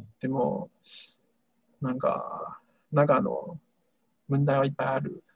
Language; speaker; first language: Japanese; non-native, learner; Chinese